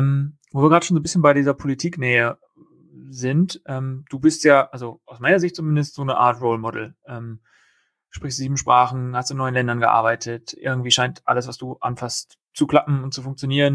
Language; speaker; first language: German; native; German